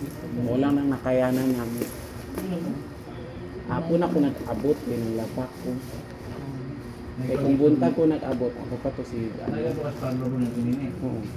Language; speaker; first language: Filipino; non-native, local second language; Cebuano